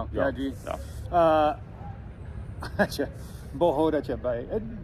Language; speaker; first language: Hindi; non-native, learner; English